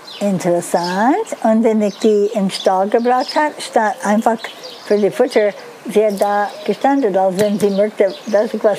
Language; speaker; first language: German; non-native, learner; Dutch